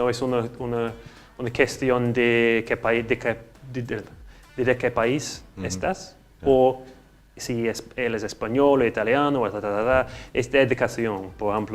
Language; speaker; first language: Spanish; non-native, learner; English